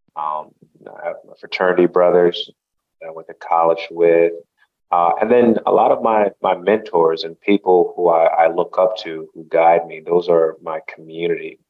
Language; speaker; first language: English; early bilingual, other home language; Haitian Creole